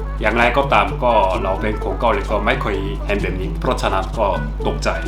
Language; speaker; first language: Thai; non-native, learner; Korean